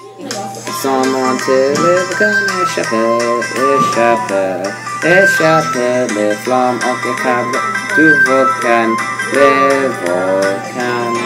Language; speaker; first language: French; non-native, learner; English